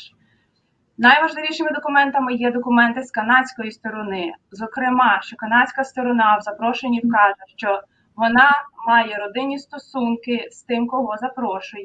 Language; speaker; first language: Ukrainian; native; Ukrainian